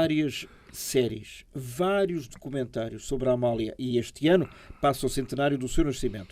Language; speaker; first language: Portuguese; native; Portuguese